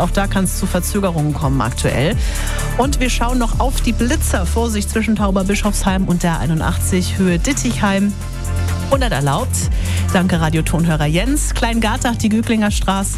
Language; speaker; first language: German; native; German